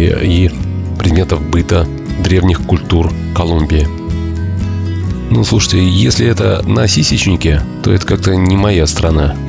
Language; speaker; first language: Russian; native; Russian